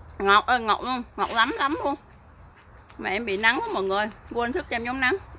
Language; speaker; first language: Vietnamese; early bilingual, heritage; Vietnamese